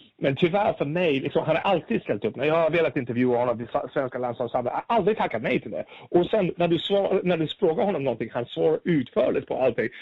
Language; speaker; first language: Swedish; native; Swedish